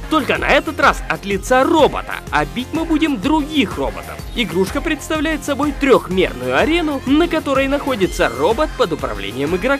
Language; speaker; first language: Russian; native; Russian